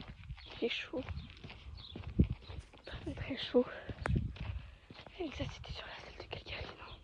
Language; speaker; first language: French; native; French